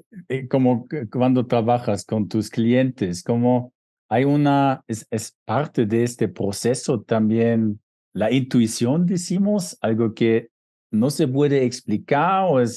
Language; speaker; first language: Spanish; non-native, fluent; German